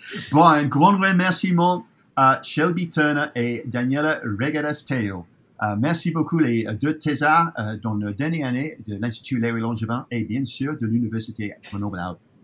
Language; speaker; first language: French; non-native, fluent; English